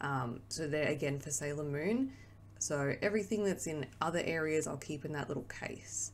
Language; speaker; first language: English; native; English